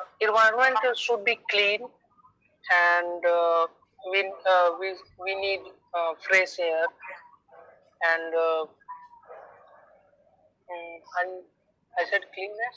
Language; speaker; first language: English; non-native, learner; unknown